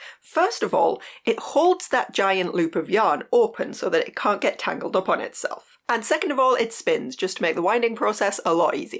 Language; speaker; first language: English; native; English